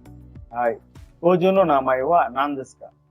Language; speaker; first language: Japanese; non-native, fluent; Bangla